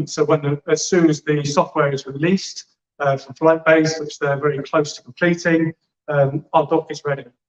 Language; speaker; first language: English; native; English